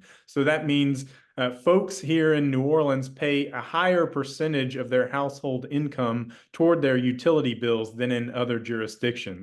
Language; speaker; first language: English; native; English